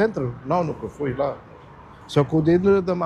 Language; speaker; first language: Portuguese; early bilingual, heritage; German